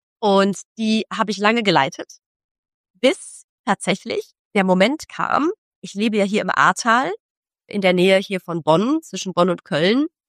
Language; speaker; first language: German; early bilingual, other home language; Polish